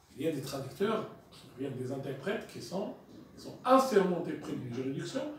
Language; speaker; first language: French; non-native, local second language; Arabic